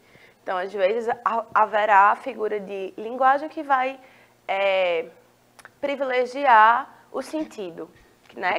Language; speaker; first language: Portuguese; native; Portuguese